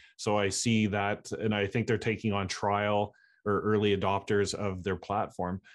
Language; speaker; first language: English; native; English